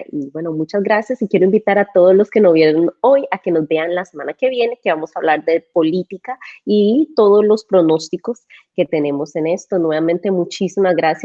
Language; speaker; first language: Spanish; native; Spanish